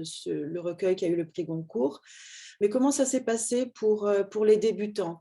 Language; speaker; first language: French; native; French